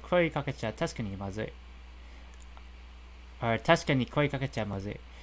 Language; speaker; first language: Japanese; non-native, fluent; English